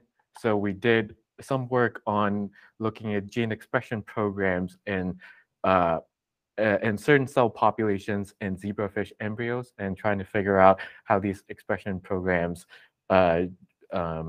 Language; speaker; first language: English; non-native, local second language; Cantonese